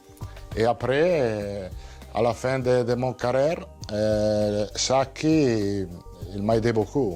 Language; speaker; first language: French; non-native, fluent; Italian